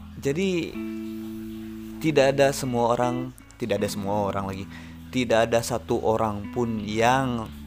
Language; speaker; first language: Indonesian; native; Indonesian